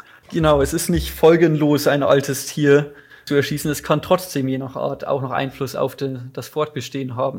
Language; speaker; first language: German; native; German